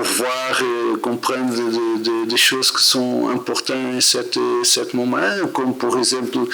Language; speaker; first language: French; non-native, learner; Portuguese